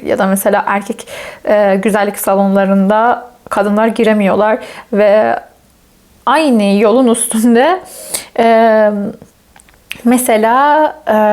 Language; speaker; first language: Turkish; non-native, fluent; Persian